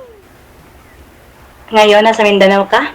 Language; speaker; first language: Filipino; non-native, local second language; Cebuano